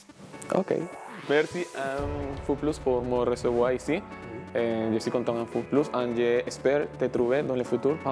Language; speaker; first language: French; non-native, learner; Spanish